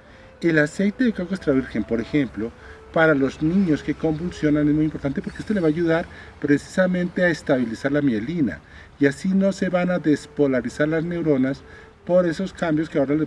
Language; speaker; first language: Spanish; native; Spanish